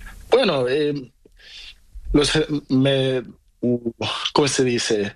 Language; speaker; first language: Spanish; non-native, learner; Portuguese